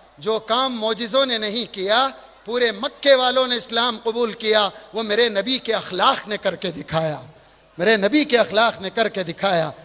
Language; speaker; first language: Urdu; native; Urdu